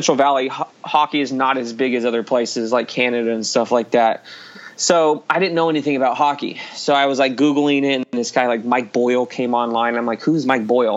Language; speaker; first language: English; native; English